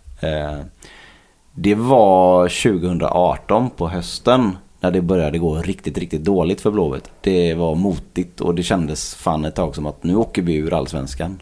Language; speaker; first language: Swedish; native; Swedish